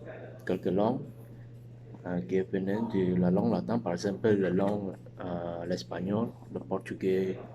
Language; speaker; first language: French; non-native, learner; Chinese